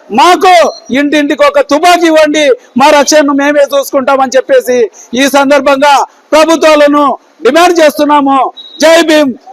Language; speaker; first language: Telugu; native; Telugu